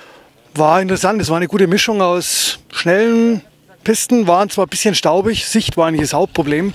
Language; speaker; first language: German; native; German